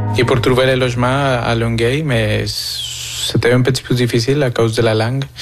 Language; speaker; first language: French; non-native, fluent; Spanish